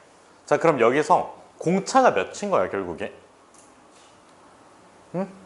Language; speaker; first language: Korean; native; Korean